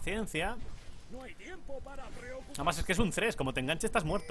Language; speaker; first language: Spanish; native; Spanish